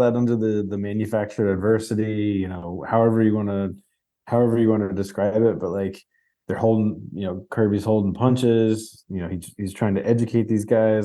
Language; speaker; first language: English; native; English